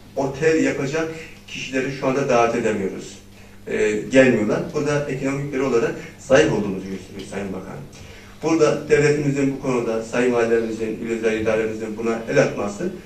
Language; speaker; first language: Turkish; native; Turkish